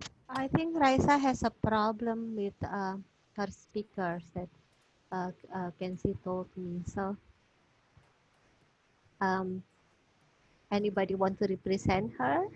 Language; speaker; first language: English; non-native, fluent; Indonesian